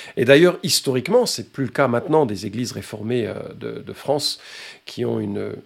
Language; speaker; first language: French; native; French